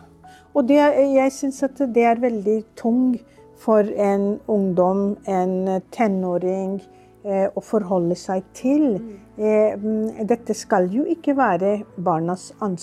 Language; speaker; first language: Norwegian; non-native, fluent; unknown